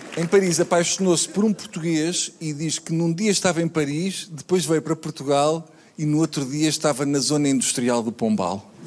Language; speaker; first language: Portuguese; native; Portuguese